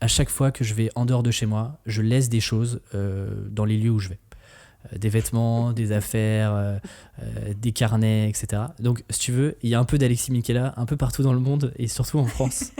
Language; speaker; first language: French; native; French